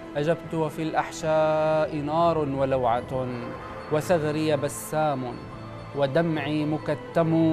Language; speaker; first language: Arabic; native; Arabic